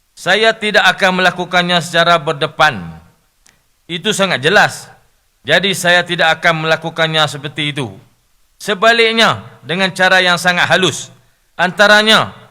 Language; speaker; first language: Malay; native; Malay